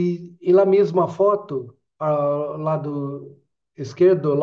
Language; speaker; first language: Spanish; non-native, fluent; Portuguese